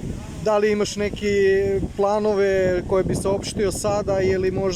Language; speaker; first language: Bosnian; native; Bosnian